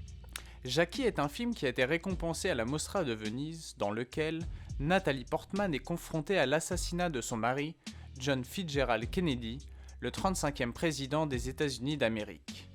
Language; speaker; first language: French; native; French